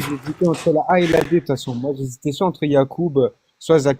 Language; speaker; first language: French; native; French